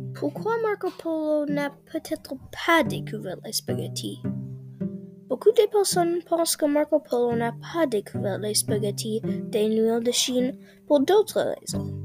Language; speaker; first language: French; non-native, learner; English